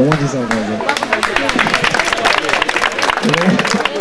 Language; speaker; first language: French; non-native, fluent; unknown